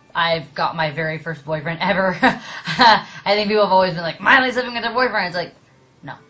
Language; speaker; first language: English; native; English